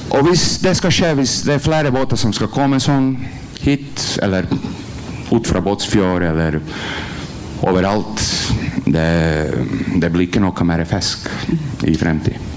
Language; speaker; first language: Norwegian; non-native, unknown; Croatian